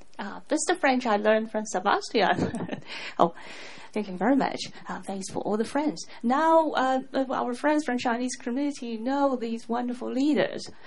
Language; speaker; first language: English; non-native, fluent; Chinese